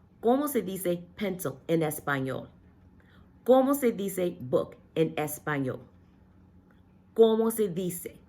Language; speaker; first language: Spanish; non-native, fluent; English